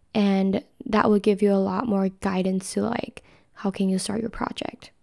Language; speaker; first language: English; non-native, fluent; Chinese